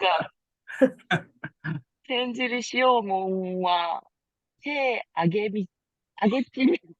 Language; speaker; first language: Japanese; non-native, learner; Korean